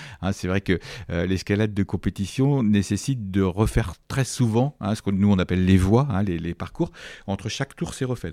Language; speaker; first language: French; native; French